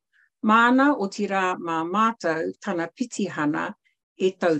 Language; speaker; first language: Māori; non-native, local second language; English